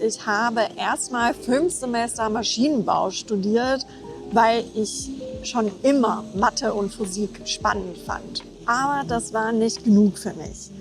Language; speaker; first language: German; non-native, fluent; English